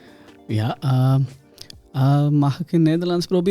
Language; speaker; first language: Dutch; non-native, learner; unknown